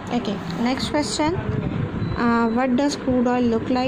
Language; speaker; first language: English; non-native, local second language; Urdu